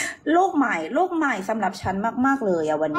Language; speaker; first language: Thai; non-native, fluent; Korean